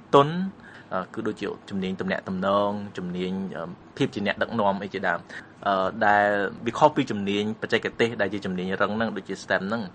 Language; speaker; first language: Khmer; native; Khmer